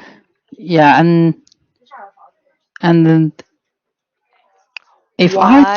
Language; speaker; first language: English; non-native, learner; Chinese